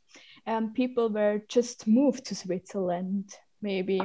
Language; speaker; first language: English; non-native, learner; Swiss German